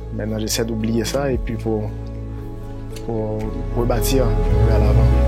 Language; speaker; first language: French; non-native, local second language; Haitian Creole